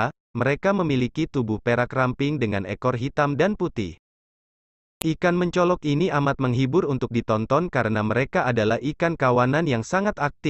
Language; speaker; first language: Indonesian; native; Indonesian